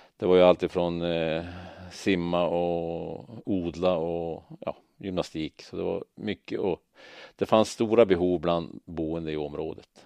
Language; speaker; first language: Swedish; native; Swedish